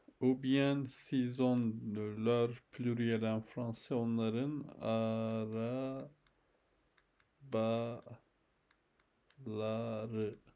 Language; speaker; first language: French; non-native, fluent; Turkish